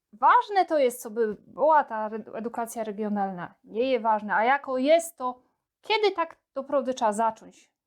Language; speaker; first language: Polish; native; Polish